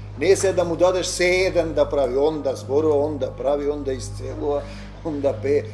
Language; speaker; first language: Macedonian; native; Macedonian